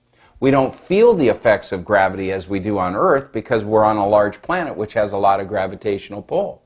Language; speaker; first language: English; native; English